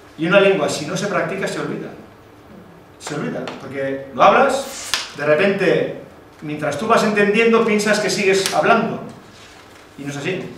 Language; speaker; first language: Spanish; early bilingual, other home language; Basque